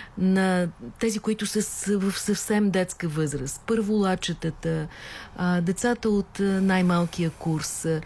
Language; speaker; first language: Bulgarian; native; Bulgarian